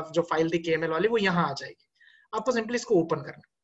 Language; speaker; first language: Hindi; native; Hindi